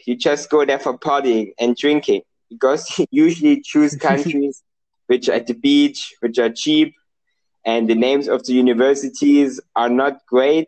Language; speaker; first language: English; non-native, fluent; German